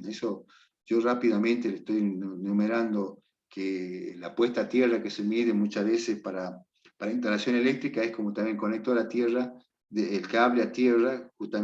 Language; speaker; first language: Spanish; native; Spanish